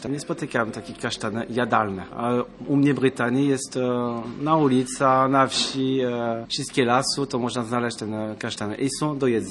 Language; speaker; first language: Polish; non-native, learner; French